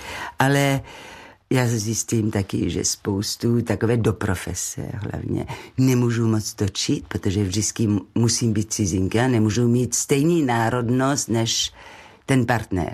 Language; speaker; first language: Czech; non-native, fluent; French